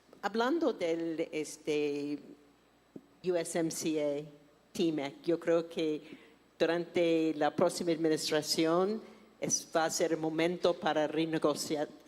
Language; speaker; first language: Spanish; non-native, fluent; English